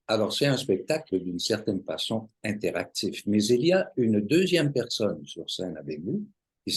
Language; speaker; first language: French; native; French